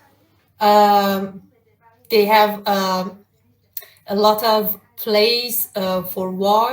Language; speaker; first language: English; non-native, learner; Persian